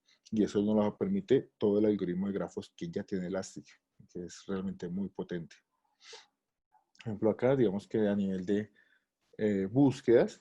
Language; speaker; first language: Spanish; native; Spanish